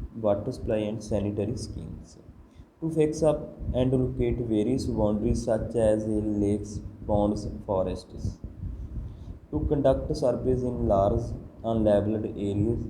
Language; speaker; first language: English; non-native, local second language; Punjabi